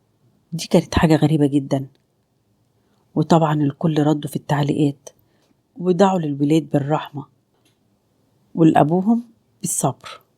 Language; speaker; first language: Arabic; native; Arabic